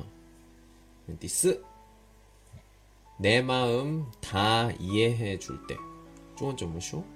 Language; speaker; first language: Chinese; non-native, learner; Korean